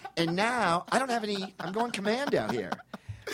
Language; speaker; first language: English; native; English